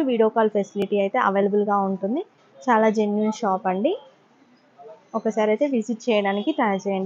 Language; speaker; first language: Telugu; native; Telugu